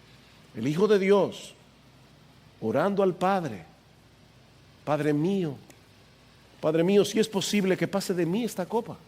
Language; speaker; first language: Spanish; native; Spanish